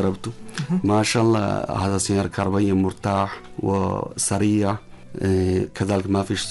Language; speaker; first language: Arabic; non-native, learner; Chinese